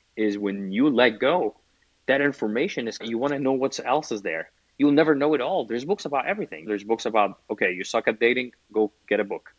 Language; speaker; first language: English; non-native, fluent; Arabic